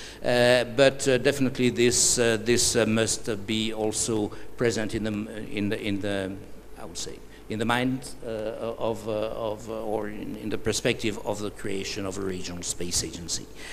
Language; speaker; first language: English; non-native, fluent; French